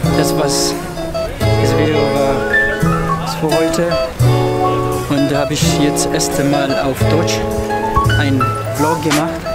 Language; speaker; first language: German; non-native, learner; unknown